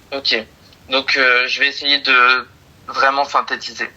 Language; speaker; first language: French; native; French